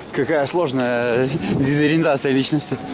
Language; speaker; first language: Russian; native; Russian